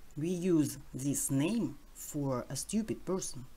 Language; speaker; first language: English; non-native, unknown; Russian